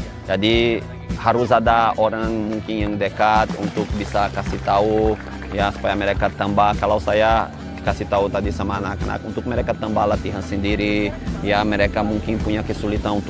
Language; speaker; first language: Indonesian; non-native, fluent; Portuguese